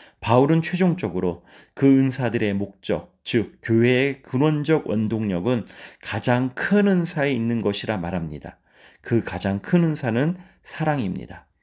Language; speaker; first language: Korean; native; Korean